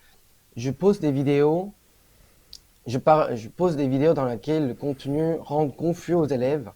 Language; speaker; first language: French; non-native, fluent; Korean